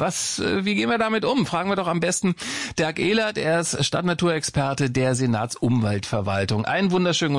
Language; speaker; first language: German; native; German